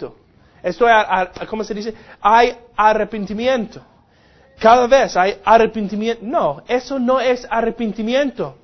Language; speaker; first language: Spanish; non-native, fluent; English